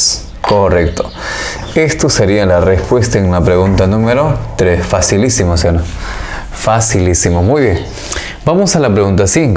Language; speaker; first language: Spanish; native; Spanish